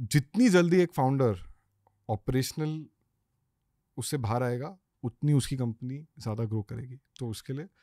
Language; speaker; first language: Hindi; native; Hindi